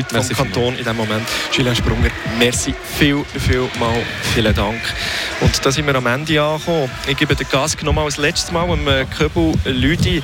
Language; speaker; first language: German; native; German